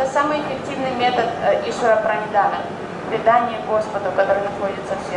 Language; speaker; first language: Russian; native; Russian